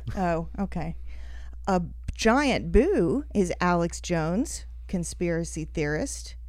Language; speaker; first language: English; native; English